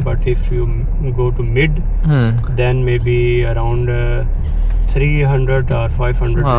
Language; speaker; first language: English; non-native, learner; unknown